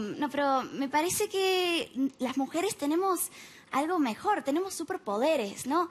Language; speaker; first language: Spanish; non-native, fluent; English